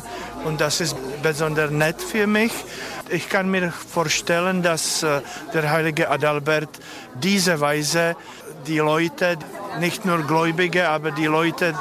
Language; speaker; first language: German; non-native, fluent; Czech